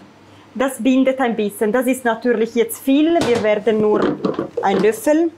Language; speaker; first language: German; non-native, fluent; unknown